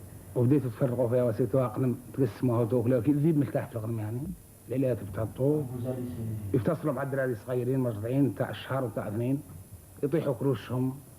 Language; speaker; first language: Arabic; native; Arabic